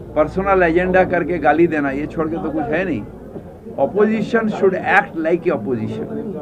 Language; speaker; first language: Hindi; non-native, local second language; Bangla